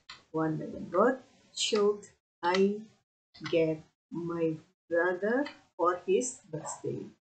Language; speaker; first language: English; non-native, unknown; Indonesian